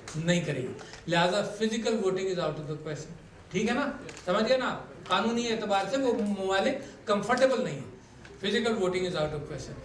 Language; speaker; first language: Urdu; native; Urdu